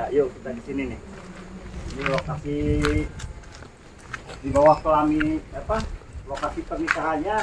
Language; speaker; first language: Indonesian; non-native, local second language; Sundanese